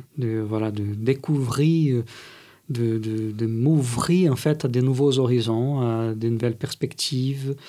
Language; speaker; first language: French; non-native, fluent; Portuguese